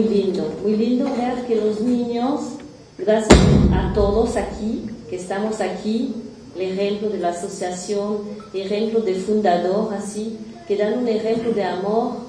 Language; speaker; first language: Spanish; non-native, fluent; French